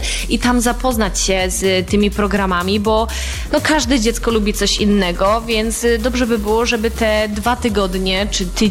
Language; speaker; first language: Polish; native; Polish